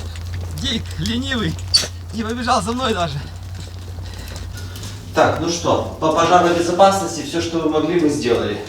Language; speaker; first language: Russian; native; Russian